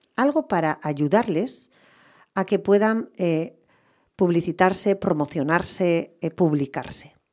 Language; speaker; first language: Spanish; native; Spanish